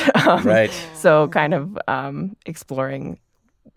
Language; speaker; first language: English; native; English